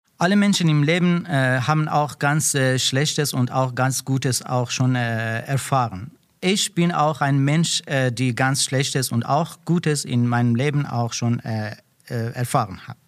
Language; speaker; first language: German; non-native, learner; Persian